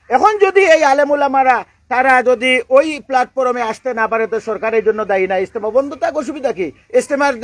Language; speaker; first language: Bangla; non-native, local second language; Sylheti